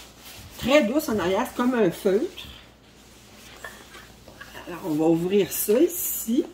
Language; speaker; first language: French; native; French